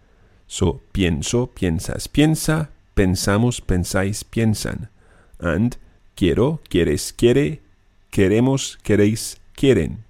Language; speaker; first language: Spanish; non-native, fluent; English